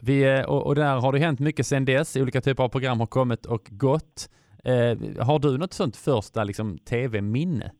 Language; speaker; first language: Swedish; native; Swedish